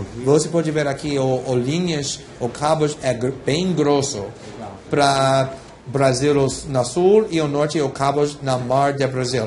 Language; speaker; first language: Portuguese; non-native, fluent; English